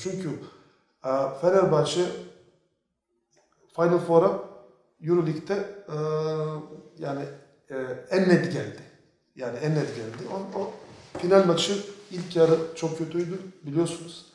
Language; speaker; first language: Turkish; non-native, fluent; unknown